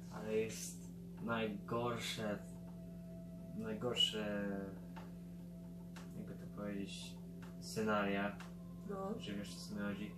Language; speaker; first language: Polish; early bilingual, heritage; Polish